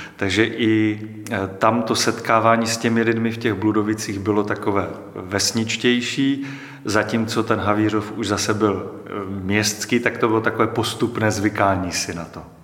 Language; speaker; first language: Czech; native; Czech